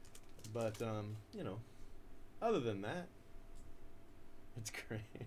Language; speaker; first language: English; native; English